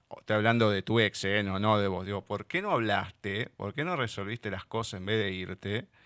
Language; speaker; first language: Spanish; native; Spanish